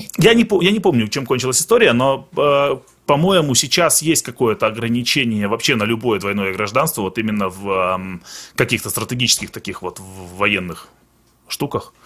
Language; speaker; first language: Russian; early bilingual, other home language; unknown